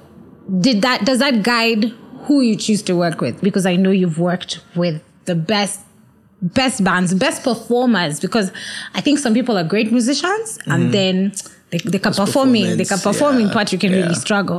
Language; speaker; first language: English; non-native, local second language; Swahili